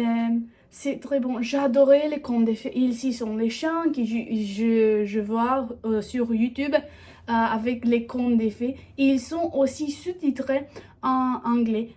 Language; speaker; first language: French; non-native, learner; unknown